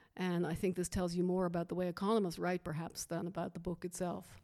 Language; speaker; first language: English; native; English